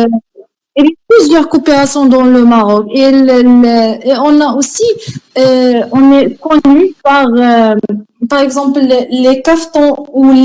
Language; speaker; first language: French; non-native, learner; Arabic